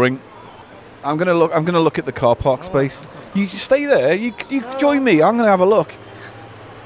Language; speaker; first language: English; native; English